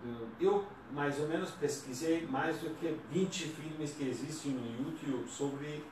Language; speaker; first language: Portuguese; non-native, learner; Persian